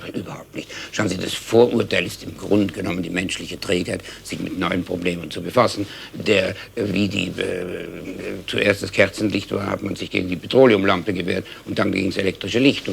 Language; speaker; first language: German; native; German